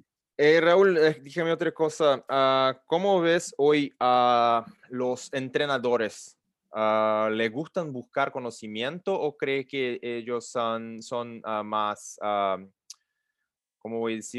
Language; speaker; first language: Spanish; non-native, learner; Portuguese